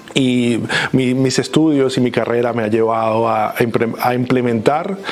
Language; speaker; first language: Spanish; native; Spanish